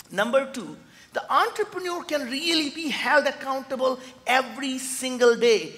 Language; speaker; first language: English; non-native, local second language; Hindi